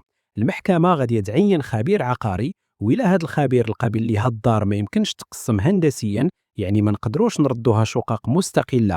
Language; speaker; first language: Arabic; native; Arabic